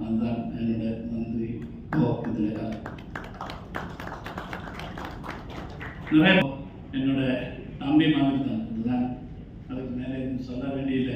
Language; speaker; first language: Tamil; non-native, learner; Malayalam